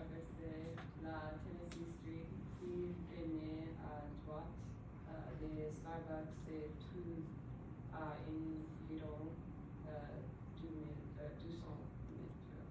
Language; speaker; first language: French; non-native, learner; English